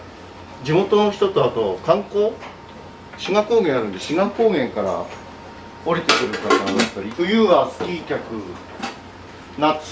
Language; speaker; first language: Japanese; native; Japanese